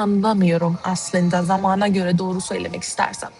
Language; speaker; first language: Turkish; non-native, fluent; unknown